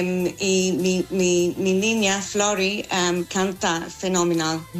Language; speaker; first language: Spanish; non-native, fluent; English